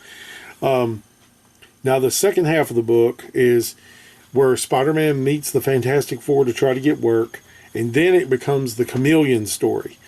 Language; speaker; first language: English; native; English